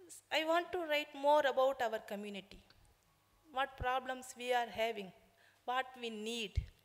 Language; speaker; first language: English; non-native, local second language; Tamil